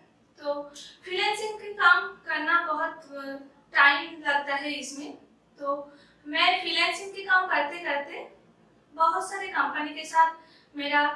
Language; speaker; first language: Hindi; non-native, local second language; Bangla